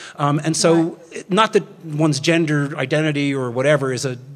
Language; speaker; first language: English; native; English